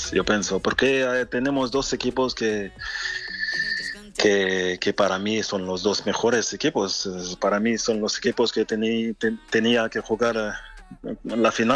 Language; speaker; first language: Spanish; non-native, fluent; French